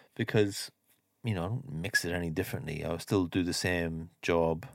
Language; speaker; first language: English; native; English